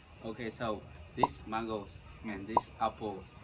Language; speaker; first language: English; non-native, learner; Vietnamese